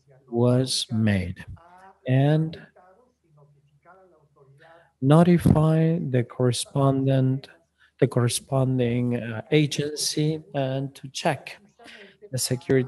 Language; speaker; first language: English; non-native, fluent; Spanish